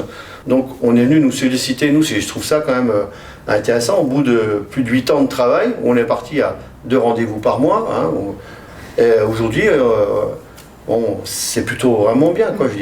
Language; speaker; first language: French; native; French